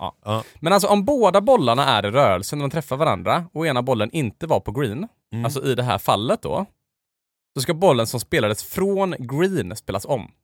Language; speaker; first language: Swedish; native; Swedish